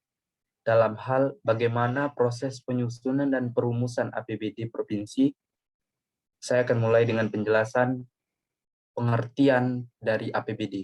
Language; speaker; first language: Indonesian; native; Indonesian